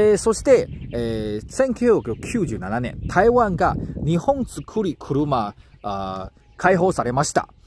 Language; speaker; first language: Japanese; non-native, learner; Chinese